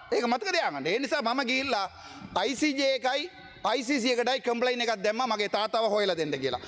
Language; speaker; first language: Sinhala; non-native, local second language; Tamil